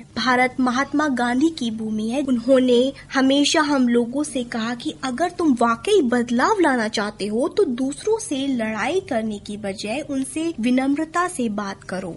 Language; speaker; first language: Hindi; native; Hindi